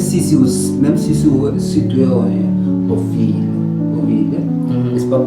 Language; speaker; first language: French; non-native, learner; Kalenjin